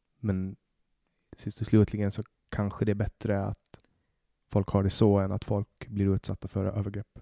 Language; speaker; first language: Swedish; native; Swedish